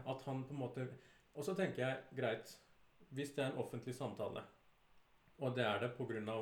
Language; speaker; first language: Norwegian; early bilingual, other home language; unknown